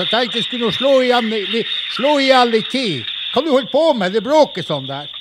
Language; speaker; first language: Norwegian; native; Norwegian